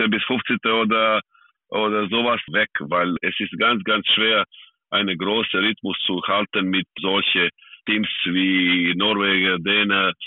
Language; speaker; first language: German; non-native, fluent; Serbian